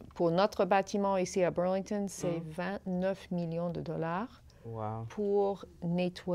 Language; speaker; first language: French; non-native, fluent; English